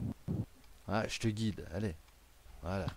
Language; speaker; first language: French; native; French